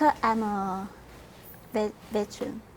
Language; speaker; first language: English; non-native, learner; Vietnamese